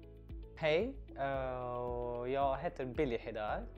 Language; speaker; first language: Swedish; non-native, learner; Arabic